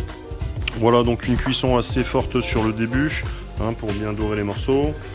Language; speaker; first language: French; native; French